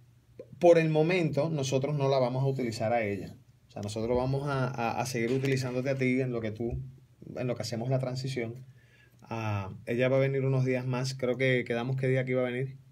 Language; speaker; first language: Spanish; native; Spanish